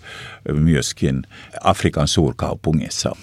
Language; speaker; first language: Finnish; non-native, local second language; Swedish